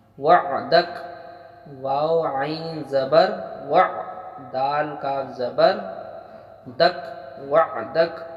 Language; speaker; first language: Urdu; native; Urdu